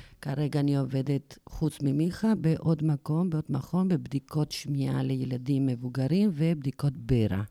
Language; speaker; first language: Hebrew; non-native, fluent; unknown